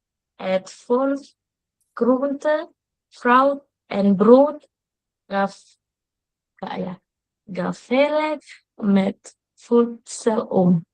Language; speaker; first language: Dutch; non-native, learner; Indonesian